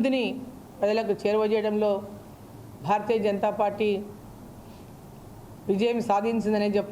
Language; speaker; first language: Telugu; native; Telugu